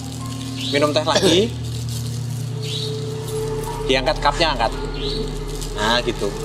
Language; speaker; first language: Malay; non-native, local second language; Javanese